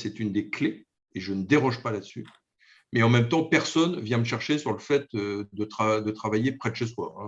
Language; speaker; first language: French; native; French